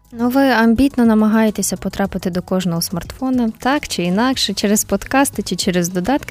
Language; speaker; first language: Ukrainian; native; Ukrainian